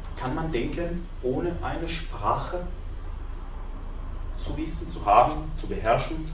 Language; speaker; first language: German; non-native, fluent; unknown